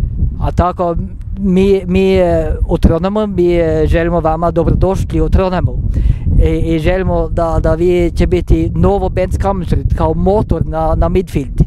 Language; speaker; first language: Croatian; non-native, learner; Norwegian